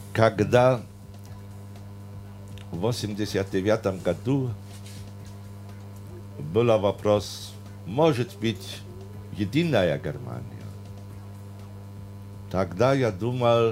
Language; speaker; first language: Russian; non-native, fluent; German